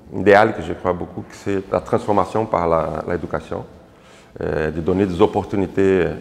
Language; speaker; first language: French; non-native, fluent; Portuguese